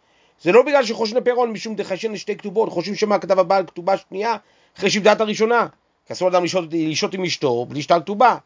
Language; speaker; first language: Hebrew; native; Hebrew